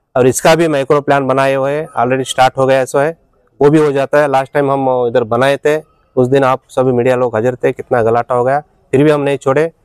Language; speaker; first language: Hindi; non-native, local second language; Kannada